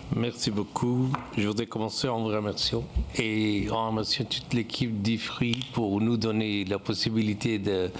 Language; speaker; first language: French; non-native, fluent; English